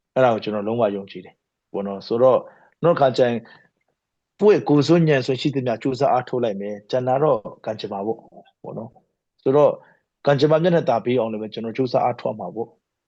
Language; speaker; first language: Burmese; non-native, local second language; Hakha Chin